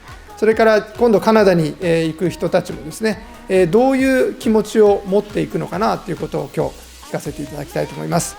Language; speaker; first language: Japanese; native; Japanese